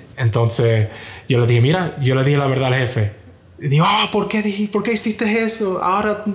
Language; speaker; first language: Spanish; early bilingual, heritage; Spanish